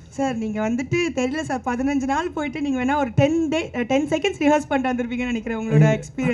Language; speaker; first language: Tamil; native; Tamil